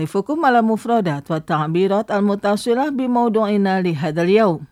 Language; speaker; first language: Arabic; non-native, fluent; Indonesian